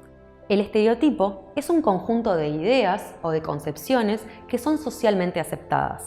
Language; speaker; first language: Spanish; native; Spanish